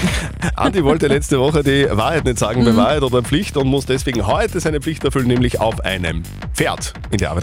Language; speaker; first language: German; native; German